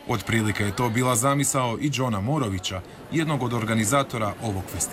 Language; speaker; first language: Serbian; native; Serbian